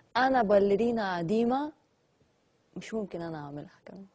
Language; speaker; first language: Egyptian Arabic; non-native, learner; Armenian